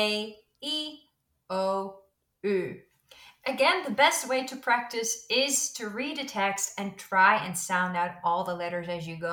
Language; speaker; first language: English; non-native, fluent; Dutch